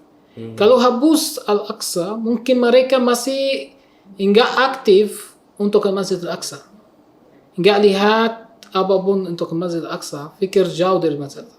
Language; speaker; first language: Indonesian; non-native, learner; Arabic